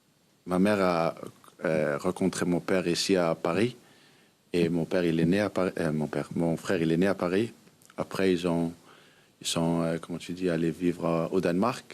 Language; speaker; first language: French; early bilingual, heritage; Danish